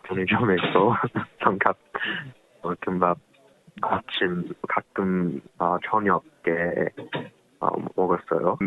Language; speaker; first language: Korean; non-native, learner; English